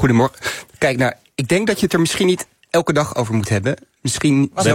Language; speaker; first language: Dutch; native; Dutch